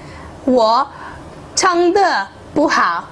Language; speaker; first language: Chinese; non-native, fluent; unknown